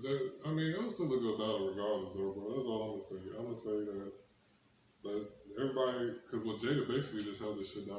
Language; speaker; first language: English; native; English